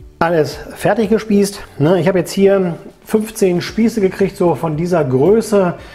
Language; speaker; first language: German; native; German